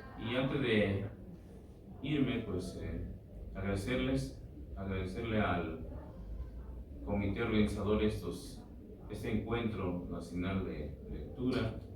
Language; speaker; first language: Spanish; non-native, local second language; Nahuatl languages